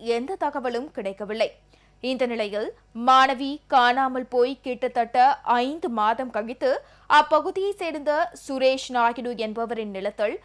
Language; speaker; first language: Tamil; native; Tamil